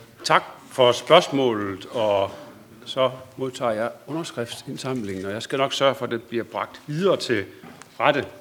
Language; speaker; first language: Danish; native; Danish